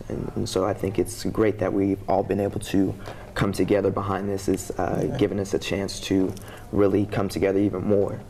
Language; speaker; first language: English; native; English